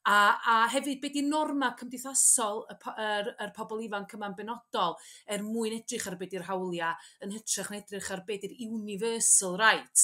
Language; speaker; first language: Welsh; native; Welsh